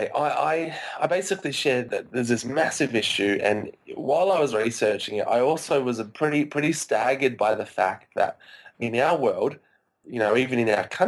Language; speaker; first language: English; native; English